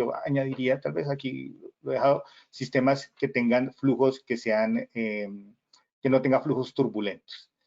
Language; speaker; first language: Spanish; native; Spanish